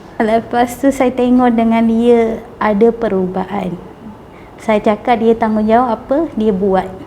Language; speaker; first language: Malay; non-native, local second language; Tamil